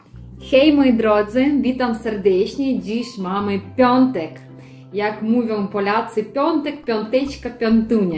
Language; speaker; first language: Polish; non-native, learner; Russian